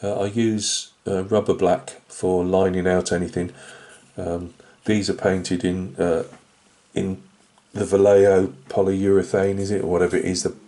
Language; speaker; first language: English; native; English